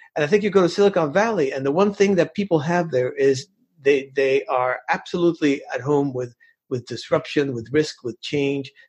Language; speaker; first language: English; early bilingual, other home language; Spanish